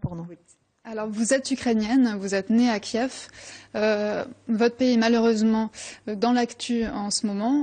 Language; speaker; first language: French; native; French